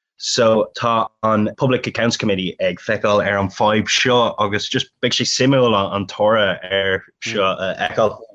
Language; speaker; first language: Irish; non-native, local second language; English